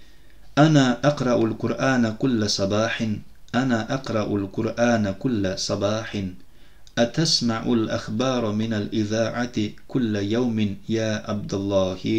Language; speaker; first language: Arabic; non-native, fluent; Turkish